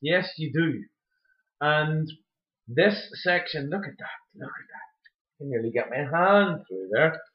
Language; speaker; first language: English; native; English